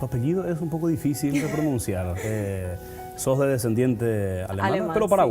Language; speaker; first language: Spanish; native; Spanish